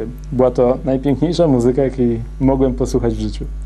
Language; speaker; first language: Polish; native; Polish